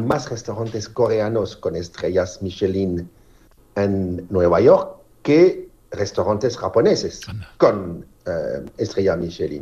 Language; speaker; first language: Spanish; non-native, fluent; French